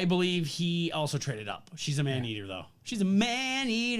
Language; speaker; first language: English; native; English